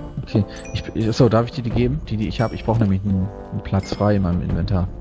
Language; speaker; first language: German; native; German